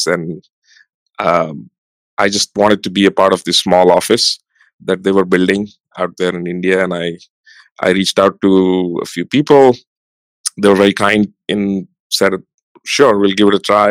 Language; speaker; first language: English; non-native, local second language; Hindi